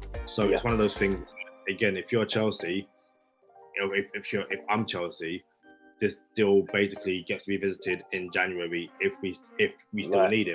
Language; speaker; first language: English; native; English